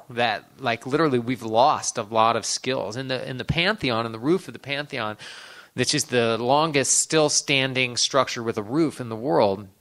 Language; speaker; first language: English; native; English